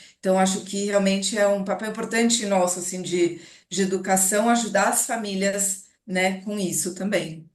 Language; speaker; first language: Portuguese; native; Portuguese